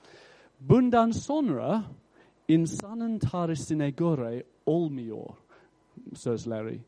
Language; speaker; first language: Turkish; non-native, fluent; English